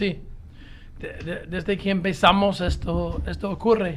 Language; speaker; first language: Spanish; non-native, fluent; English